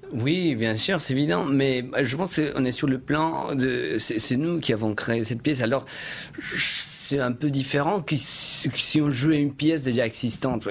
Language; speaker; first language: French; non-native, fluent; Spanish